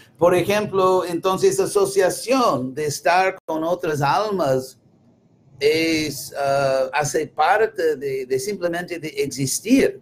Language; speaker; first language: Spanish; non-native, fluent; English